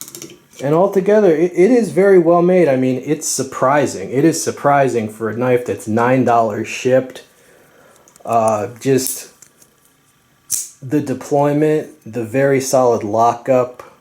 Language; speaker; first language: English; native; English